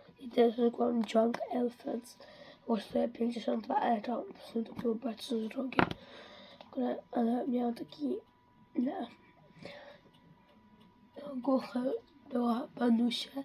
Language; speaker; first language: Polish; early bilingual, heritage; Dutch